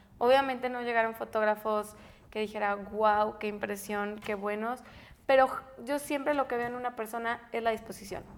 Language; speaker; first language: Spanish; native; Spanish